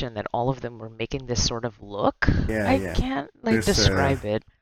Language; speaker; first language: English; non-native, local second language; Filipino